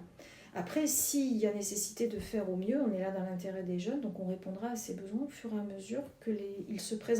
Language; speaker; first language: French; native; French